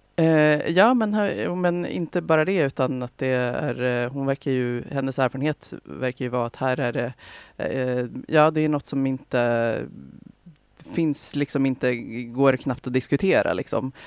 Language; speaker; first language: Swedish; native; Swedish